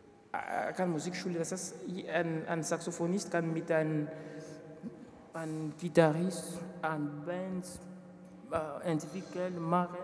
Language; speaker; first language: German; non-native, learner; French